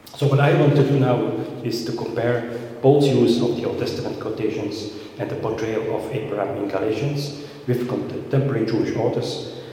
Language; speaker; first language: English; non-native, fluent; Dutch